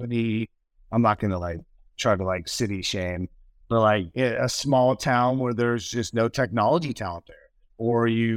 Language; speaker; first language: English; native; English